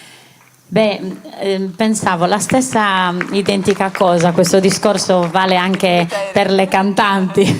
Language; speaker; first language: Italian; native; Italian